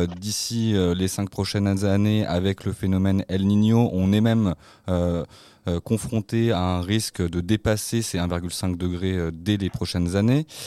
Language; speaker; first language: French; native; French